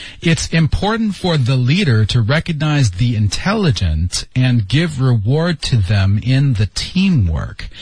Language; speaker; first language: English; native; English